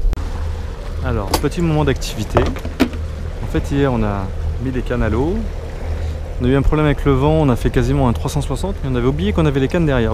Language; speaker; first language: French; native; French